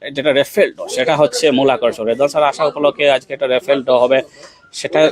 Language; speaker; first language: Bangla; native; Bangla